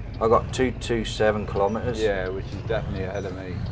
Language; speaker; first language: English; native; English